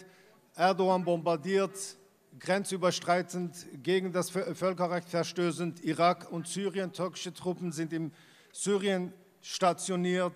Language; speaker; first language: German; early bilingual, other home language; Kurdish